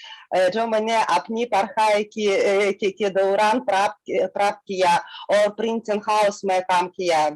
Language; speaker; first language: Hindi; non-native, learner; Russian